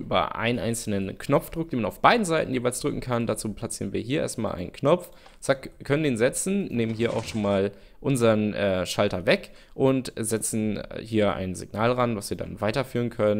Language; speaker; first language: German; native; German